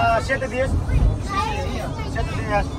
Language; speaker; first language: Spanish; non-native, learner; Nepali